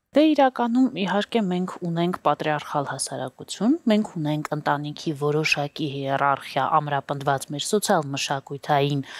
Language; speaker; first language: Armenian; native; Armenian